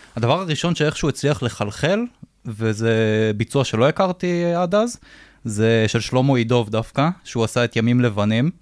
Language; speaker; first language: Hebrew; native; Hebrew